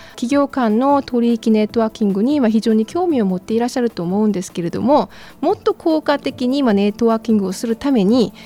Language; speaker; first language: Japanese; non-native, fluent; Korean